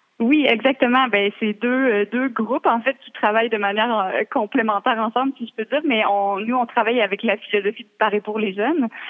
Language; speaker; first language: French; native; French